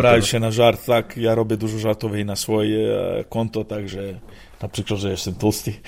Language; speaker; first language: Polish; non-native, fluent; Serbian